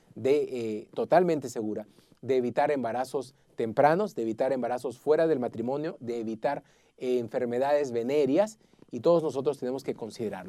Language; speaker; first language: Spanish; native; Spanish